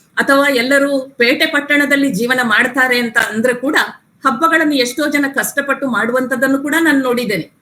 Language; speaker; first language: Kannada; non-native, local second language; Tulu